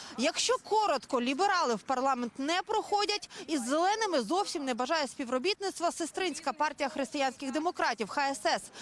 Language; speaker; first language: Ukrainian; native; Ukrainian